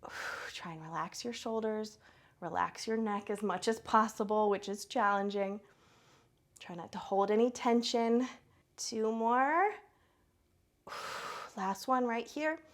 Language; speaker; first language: English; native; English